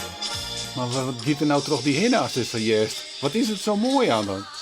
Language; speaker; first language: Dutch; non-native, local second language; Western Frisian